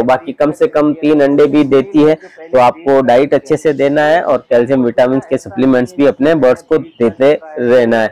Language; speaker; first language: Hindi; native; Hindi